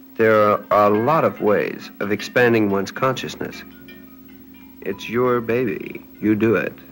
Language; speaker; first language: English; native; English